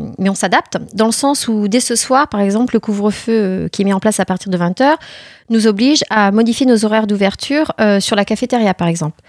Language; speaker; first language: French; native; French